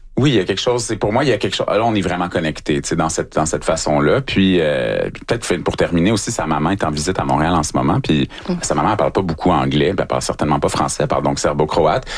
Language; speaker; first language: French; native; French